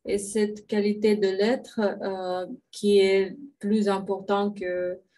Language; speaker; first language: French; non-native, fluent; Russian